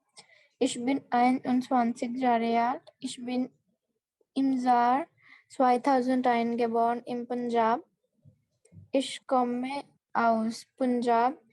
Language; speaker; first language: German; non-native, learner; Punjabi